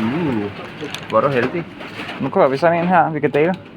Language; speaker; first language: Danish; native; Danish